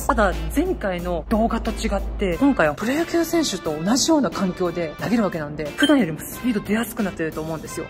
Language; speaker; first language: Japanese; native; Japanese